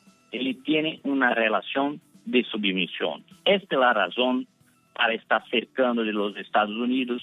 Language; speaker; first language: Spanish; non-native, fluent; Portuguese